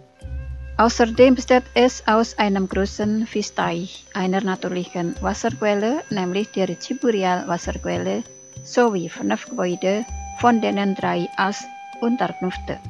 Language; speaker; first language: German; non-native, fluent; Indonesian